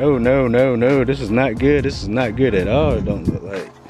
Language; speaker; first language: English; native; English